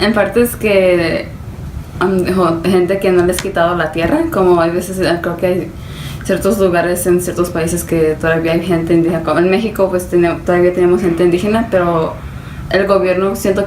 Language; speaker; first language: Spanish; early bilingual, heritage; Spanish